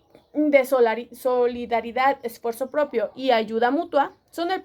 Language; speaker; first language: Spanish; native; Spanish